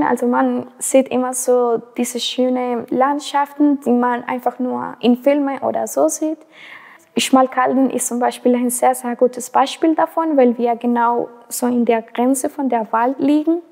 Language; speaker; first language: German; non-native, fluent; Spanish